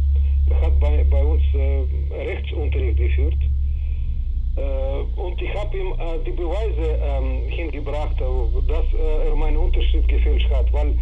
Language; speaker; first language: German; non-native, fluent; Russian